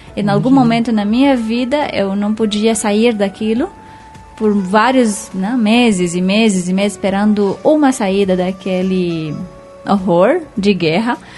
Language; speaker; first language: Portuguese; non-native, fluent; Arabic